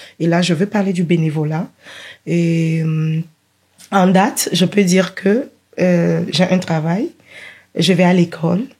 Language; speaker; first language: French; non-native, local second language; Ewe